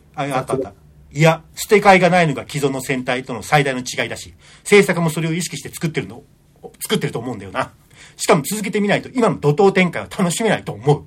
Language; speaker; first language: Japanese; native; Japanese